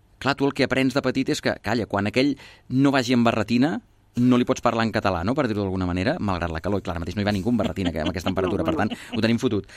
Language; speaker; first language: Catalan; native; Catalan